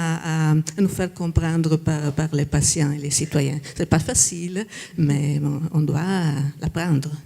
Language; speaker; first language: French; non-native, fluent; Italian